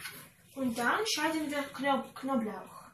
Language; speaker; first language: German; non-native, learner; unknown